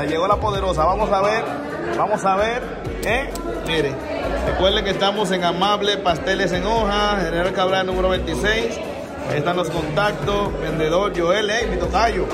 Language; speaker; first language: Spanish; native; Spanish